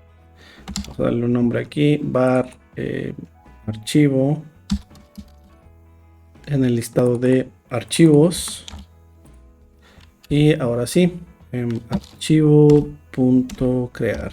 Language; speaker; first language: Spanish; native; Spanish